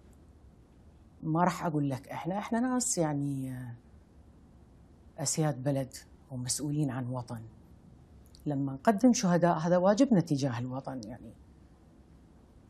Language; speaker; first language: Arabic; native; Arabic